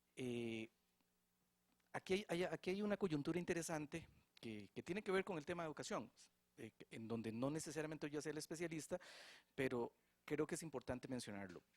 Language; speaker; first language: Spanish; native; Spanish